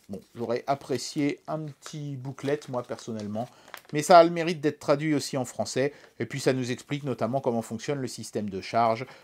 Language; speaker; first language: French; native; French